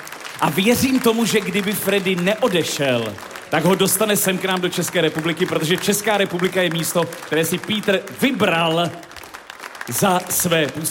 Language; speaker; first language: Czech; native; Czech